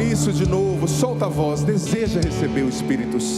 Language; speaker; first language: Portuguese; native; Portuguese